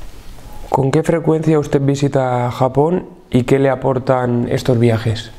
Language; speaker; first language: Spanish; non-native, fluent; Russian